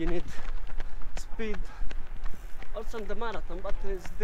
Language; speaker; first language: English; non-native, learner; Italian